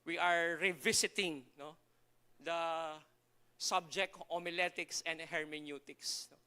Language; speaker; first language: English; non-native, local second language; Filipino